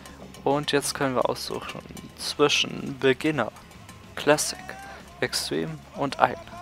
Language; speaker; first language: German; native; German